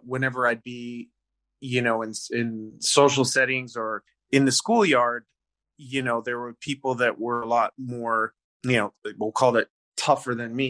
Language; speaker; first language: English; native; English